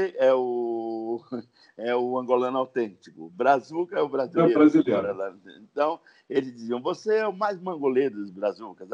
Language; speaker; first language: Portuguese; native; Portuguese